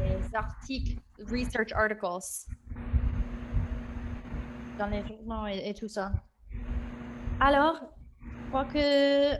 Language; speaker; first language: French; non-native, fluent; English